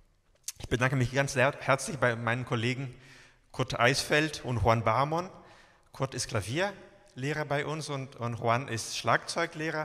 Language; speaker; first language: German; native; German